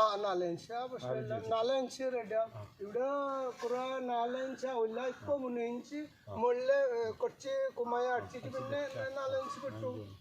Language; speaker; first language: Malayalam; non-native, learner; Bangla